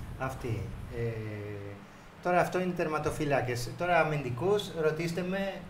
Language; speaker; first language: Greek; non-native, fluent; Spanish